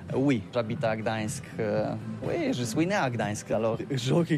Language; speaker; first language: French; non-native, learner; Polish